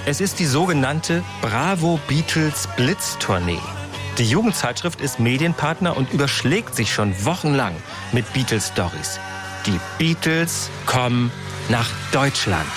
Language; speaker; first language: German; native; German